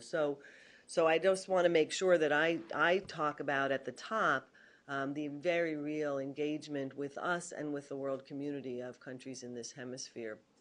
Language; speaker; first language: English; native; English